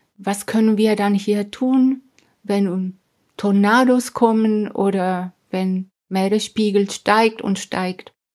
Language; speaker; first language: German; non-native, fluent; Spanish